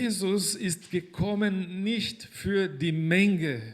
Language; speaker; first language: German; non-native, fluent; Portuguese